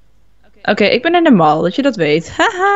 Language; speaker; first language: Dutch; native; Dutch